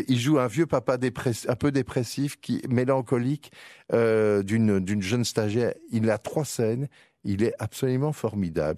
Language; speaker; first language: French; native; French